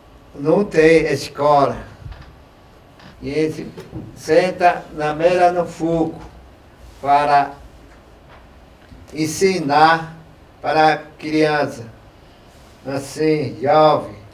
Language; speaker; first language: Portuguese; non-native, local second language; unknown